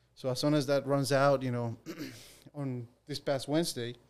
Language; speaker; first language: English; non-native, fluent; Spanish